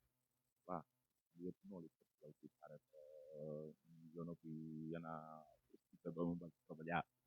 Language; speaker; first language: Catalan; non-native, fluent; Wolof